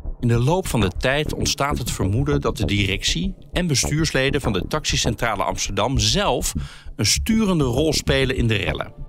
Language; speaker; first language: Dutch; native; Dutch